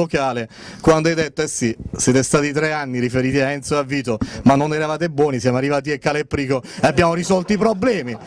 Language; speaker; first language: Italian; native; Italian